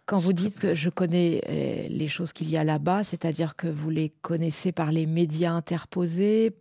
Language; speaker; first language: French; native; French